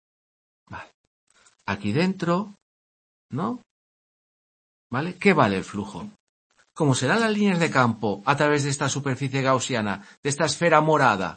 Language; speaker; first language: Spanish; native; Spanish